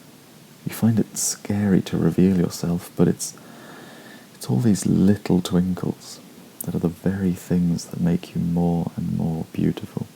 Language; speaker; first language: English; native; English